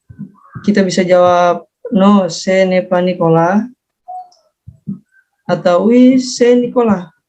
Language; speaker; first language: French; non-native, learner; Indonesian